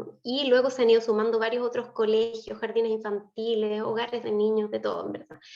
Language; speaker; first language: Spanish; native; Spanish